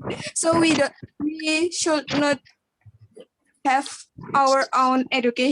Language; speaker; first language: English; non-native, learner; Indonesian